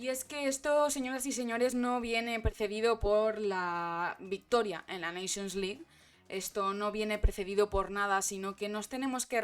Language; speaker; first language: Spanish; native; Spanish